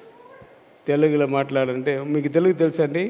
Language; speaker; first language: Telugu; non-native, learner; Tamil